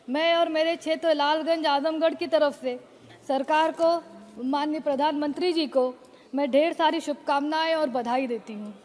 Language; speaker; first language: Hindi; native; Hindi